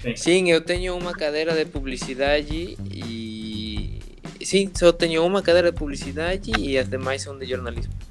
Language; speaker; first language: Portuguese; non-native, learner; Spanish